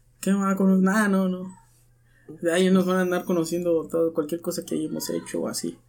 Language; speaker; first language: Spanish; native; Spanish